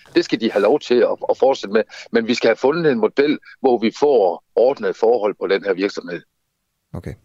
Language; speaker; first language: Danish; native; Danish